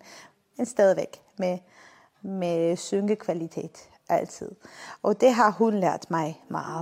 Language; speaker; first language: Danish; non-native, fluent; Armenian